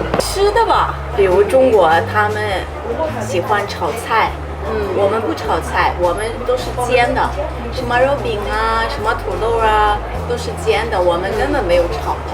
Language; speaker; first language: Chinese; non-native, fluent; Russian